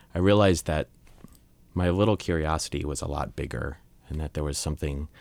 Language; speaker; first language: English; native; English